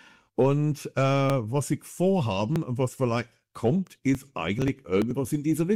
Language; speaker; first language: German; non-native, fluent; English